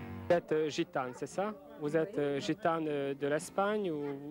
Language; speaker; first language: French; non-native, fluent; Hungarian